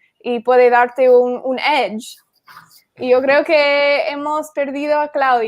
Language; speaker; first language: Spanish; non-native, fluent; English